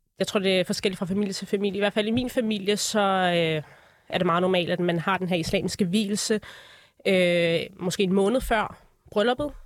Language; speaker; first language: Danish; early bilingual, other home language; Arabic